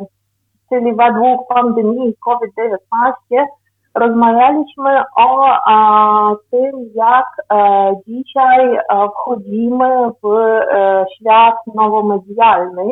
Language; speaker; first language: Polish; non-native, fluent; Ukrainian